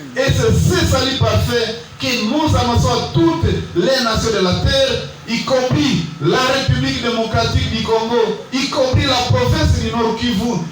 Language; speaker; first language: French; non-native, local second language; Swahili